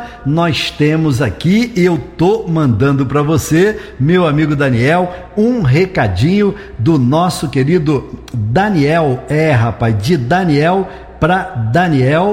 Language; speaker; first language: Portuguese; native; Portuguese